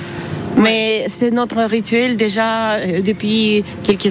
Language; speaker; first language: French; non-native, fluent; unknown